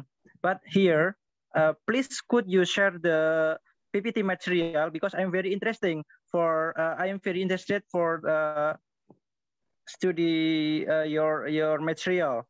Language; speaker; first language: English; non-native, learner; Indonesian